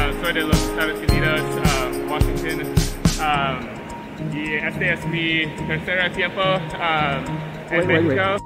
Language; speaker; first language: Spanish; non-native, learner; English